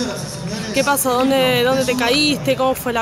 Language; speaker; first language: Spanish; native; Spanish